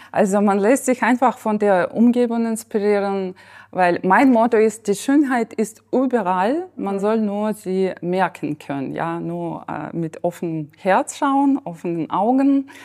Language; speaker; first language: German; non-native, fluent; Ukrainian